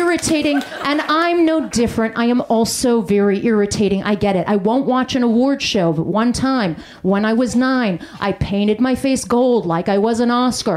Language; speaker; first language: English; native; English